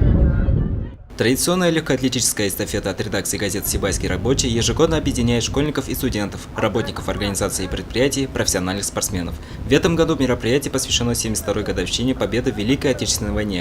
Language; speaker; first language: Russian; native; Russian